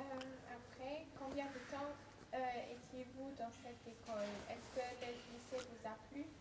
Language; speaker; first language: French; non-native, learner; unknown